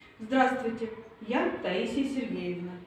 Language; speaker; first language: Russian; native; Russian